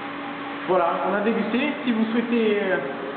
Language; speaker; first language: French; native; French